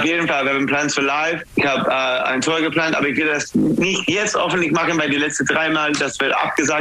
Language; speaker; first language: German; non-native, learner; English